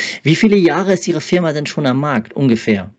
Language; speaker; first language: German; native; German